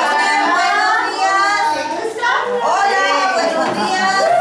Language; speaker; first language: Spanish; non-native, learner; English